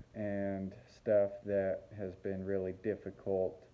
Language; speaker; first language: English; native; English